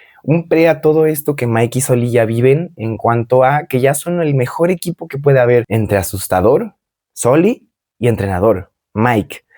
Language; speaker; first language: Spanish; native; Spanish